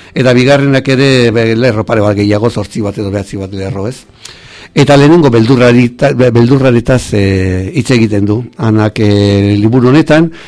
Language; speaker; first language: Basque; native; Basque